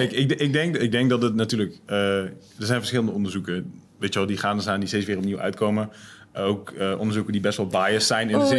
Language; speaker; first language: Dutch; native; Dutch